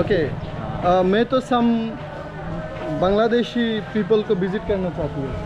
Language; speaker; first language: Hindi; non-native, learner; Bangla